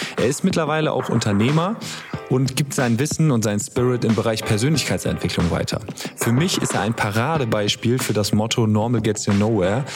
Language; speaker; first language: German; native; German